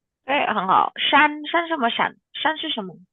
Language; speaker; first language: Chinese; non-native, fluent; Indonesian